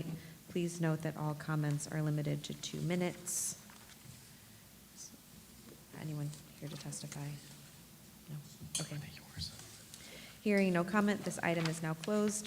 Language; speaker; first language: English; native; English